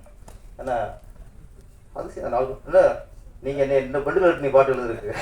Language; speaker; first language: Tamil; native; Tamil